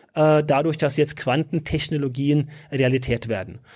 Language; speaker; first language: German; non-native, fluent; Norwegian